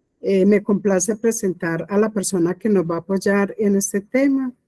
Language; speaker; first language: Spanish; native; Spanish